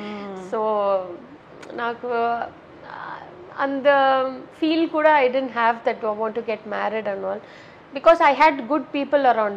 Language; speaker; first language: Telugu; non-native, local second language; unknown